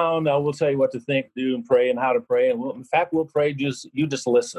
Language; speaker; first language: English; native; English